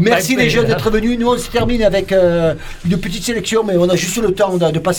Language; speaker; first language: French; native; French